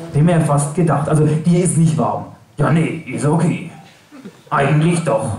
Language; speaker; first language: German; native; German